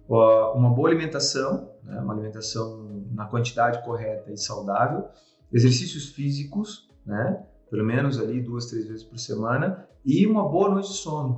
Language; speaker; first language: Portuguese; native; Portuguese